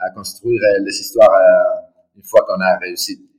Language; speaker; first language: French; non-native, fluent; Spanish